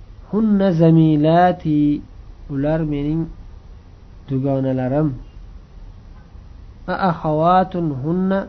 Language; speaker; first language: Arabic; non-native, fluent; Uzbek